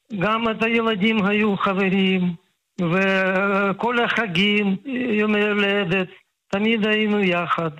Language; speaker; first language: Hebrew; non-native, fluent; Russian